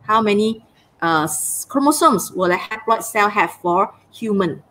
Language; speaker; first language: English; non-native, local second language; Malay